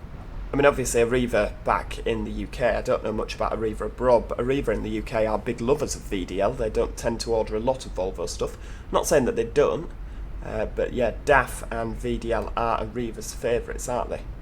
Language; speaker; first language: English; native; English